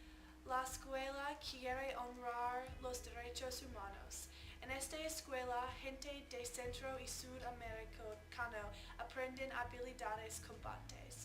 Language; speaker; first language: Spanish; non-native, learner; English